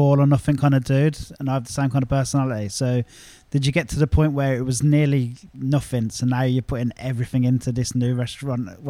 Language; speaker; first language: English; native; English